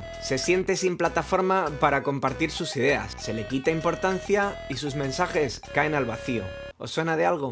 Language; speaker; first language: Spanish; native; Spanish